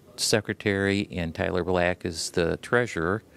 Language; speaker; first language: English; native; English